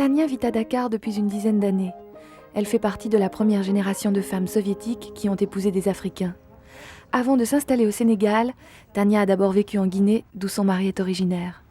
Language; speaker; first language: French; native; French